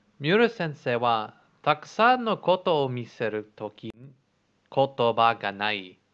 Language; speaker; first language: Japanese; non-native, learner; English